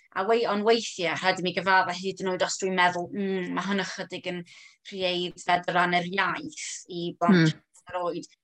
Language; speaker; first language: Welsh; non-native, local second language; English